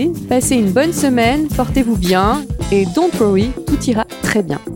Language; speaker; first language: French; native; French